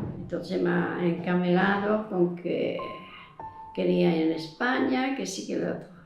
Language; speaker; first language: Spanish; non-native, fluent; French